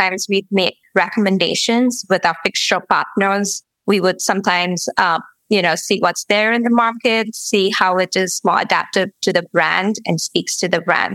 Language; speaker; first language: English; non-native, local second language; Gujarati